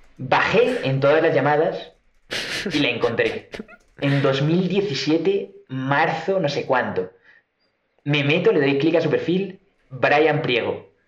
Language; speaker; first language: Spanish; native; Spanish